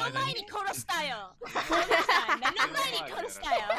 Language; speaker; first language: Japanese; non-native, learner; English